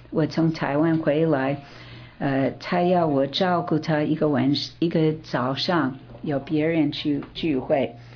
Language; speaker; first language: Chinese; non-native, fluent; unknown